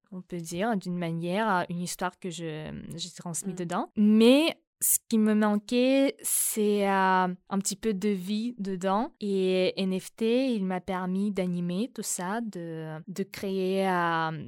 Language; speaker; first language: French; non-native, fluent; Ukrainian